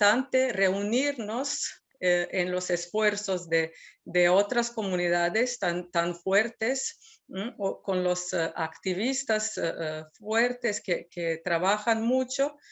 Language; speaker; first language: Spanish; non-native, fluent; Serbian